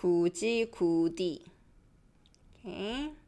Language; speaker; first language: Korean; non-native, fluent; English